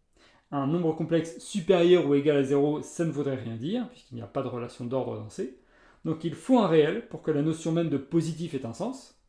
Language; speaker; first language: French; native; French